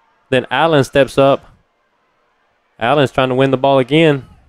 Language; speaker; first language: English; early bilingual, other home language; Spanish